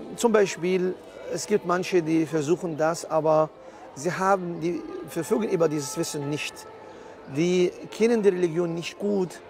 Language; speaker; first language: German; non-native, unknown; Arabic